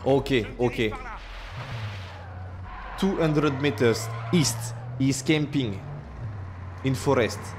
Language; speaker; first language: English; non-native, learner; French